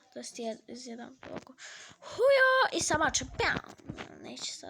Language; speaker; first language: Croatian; early bilingual, heritage; Croatian